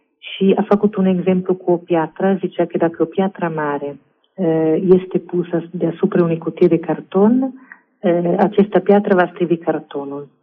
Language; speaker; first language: Romanian; non-native, fluent; Italian